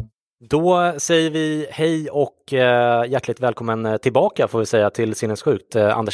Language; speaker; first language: Swedish; native; Swedish